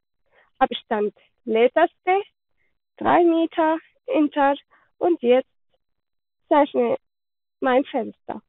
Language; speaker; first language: German; non-native, learner; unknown